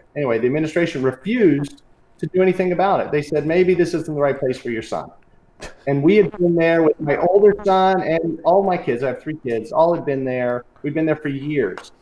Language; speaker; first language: English; native; English